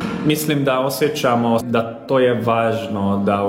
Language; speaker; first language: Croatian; non-native, local second language; Hungarian